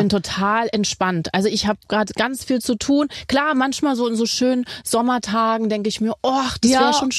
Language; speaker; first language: German; native; German